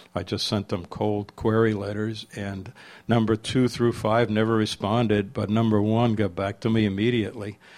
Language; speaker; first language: English; early bilingual, other home language; Czech